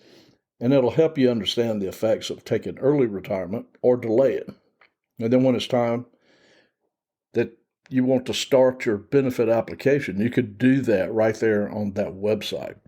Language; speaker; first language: English; native; English